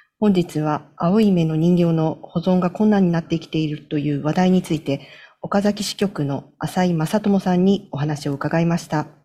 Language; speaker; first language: Japanese; native; Japanese